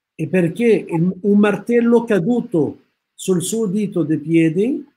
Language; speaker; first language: Italian; non-native, fluent; Arabic